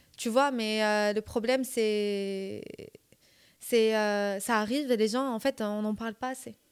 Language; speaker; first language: French; non-native, local second language; Arabic